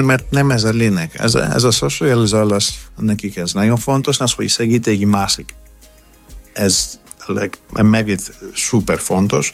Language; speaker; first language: Hungarian; non-native, learner; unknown